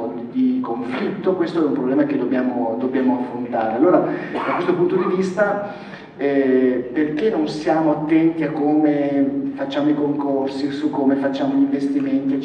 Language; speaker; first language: Italian; native; Italian